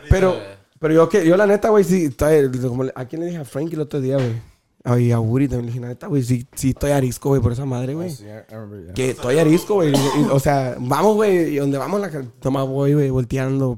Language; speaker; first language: Spanish; early bilingual, heritage; Spanish